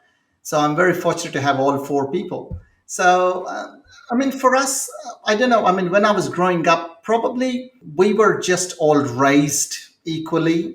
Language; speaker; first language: English; non-native, local second language; Telugu